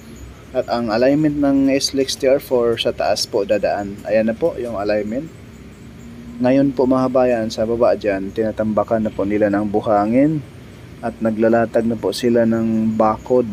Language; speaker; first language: Filipino; native; Filipino